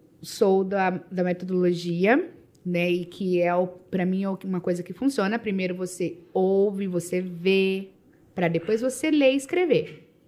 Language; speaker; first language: Portuguese; native; Portuguese